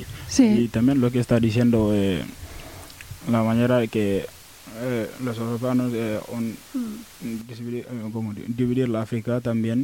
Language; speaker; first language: Spanish; non-native, learner; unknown